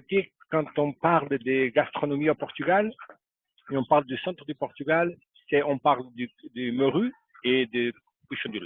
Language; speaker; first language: French; non-native, fluent; Portuguese